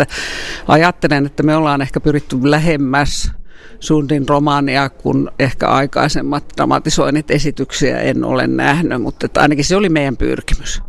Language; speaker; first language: Finnish; native; Finnish